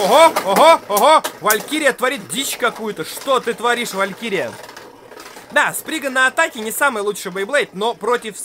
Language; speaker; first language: Russian; native; Russian